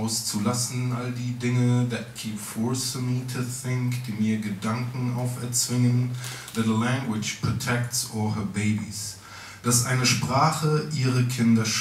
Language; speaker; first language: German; early bilingual, other home language; Croatian